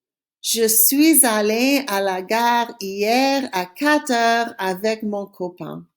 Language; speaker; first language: French; non-native, fluent; English